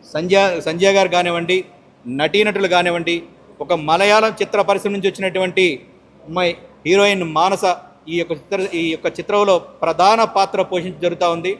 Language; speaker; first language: Telugu; native; Telugu